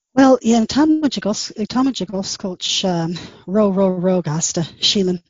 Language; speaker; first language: Irish; non-native, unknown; English